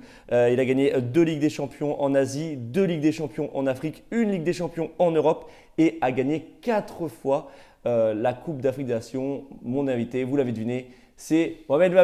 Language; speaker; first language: French; native; French